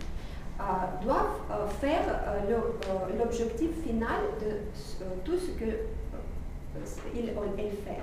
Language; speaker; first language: French; non-native, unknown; Russian